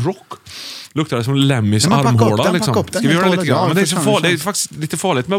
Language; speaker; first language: Swedish; native; Swedish